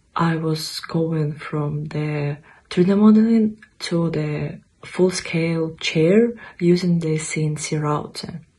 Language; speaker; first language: English; non-native, fluent; Ukrainian